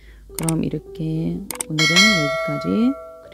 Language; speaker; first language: Korean; non-native, learner; Arabic